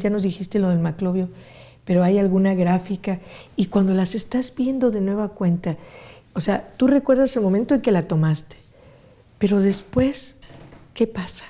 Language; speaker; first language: Spanish; native; Spanish